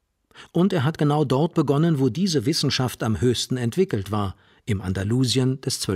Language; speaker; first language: German; native; German